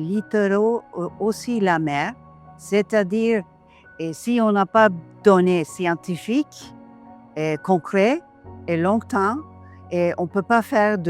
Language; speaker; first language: French; non-native, learner; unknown